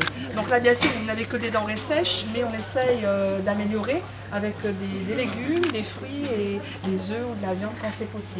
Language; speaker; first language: French; native; French